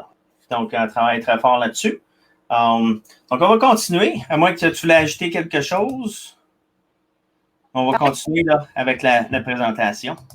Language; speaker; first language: French; native; French